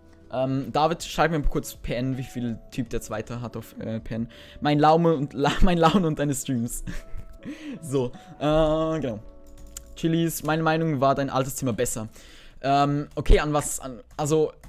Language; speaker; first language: German; native; German